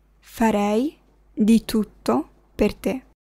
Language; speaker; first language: Italian; non-native, fluent; Arabic